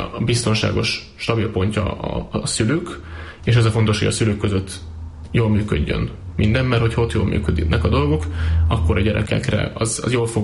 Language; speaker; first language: Hungarian; native; Hungarian